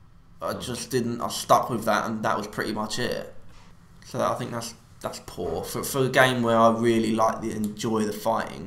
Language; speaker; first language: English; native; English